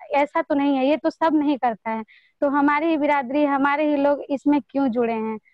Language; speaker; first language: Hindi; native; Hindi